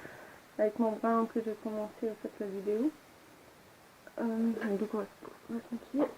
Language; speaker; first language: French; native; French